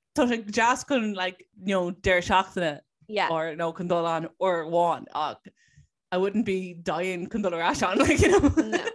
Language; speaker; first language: Irish; non-native, local second language; English